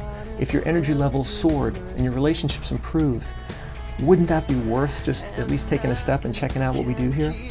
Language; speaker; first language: English; native; English